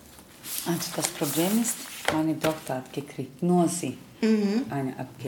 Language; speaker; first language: German; non-native, learner; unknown